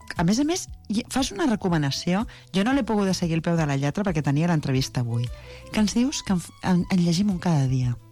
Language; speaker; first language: Catalan; native; Catalan